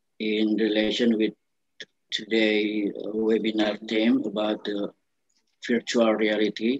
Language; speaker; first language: English; non-native, learner; Indonesian